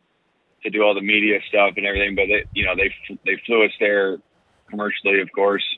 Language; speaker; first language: English; native; English